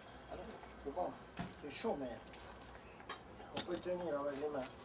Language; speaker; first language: French; non-native, local second language; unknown